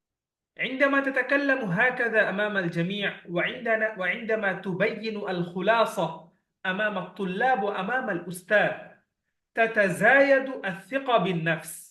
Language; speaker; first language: Arabic; non-native, fluent; Bangla